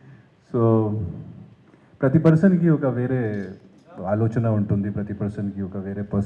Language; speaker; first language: Telugu; non-native, local second language; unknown